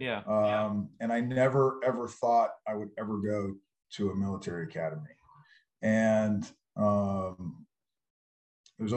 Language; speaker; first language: English; native; English